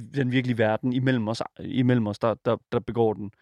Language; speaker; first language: Danish; native; Danish